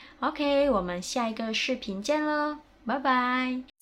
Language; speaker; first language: Chinese; non-native, fluent; Indonesian